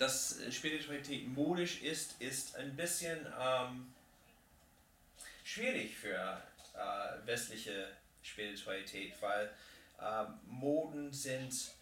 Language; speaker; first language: German; non-native, fluent; English